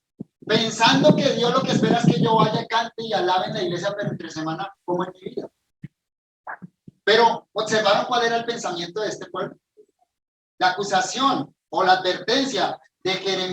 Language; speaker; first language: Spanish; native; Spanish